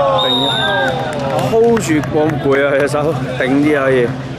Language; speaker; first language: Chinese; native; Chinese